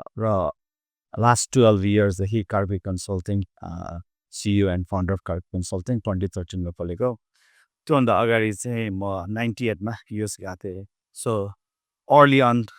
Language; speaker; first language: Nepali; native; Nepali